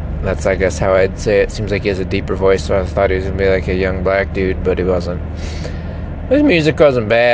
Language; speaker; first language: English; native; English